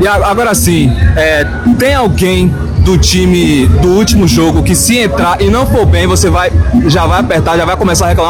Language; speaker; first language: Portuguese; native; Portuguese